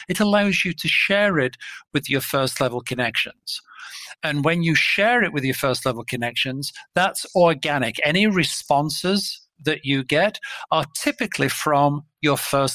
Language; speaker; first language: English; native; English